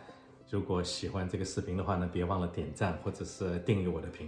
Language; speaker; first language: Chinese; native; Chinese